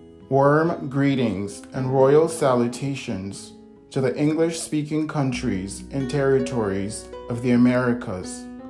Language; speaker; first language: English; early bilingual, other home language; Portuguese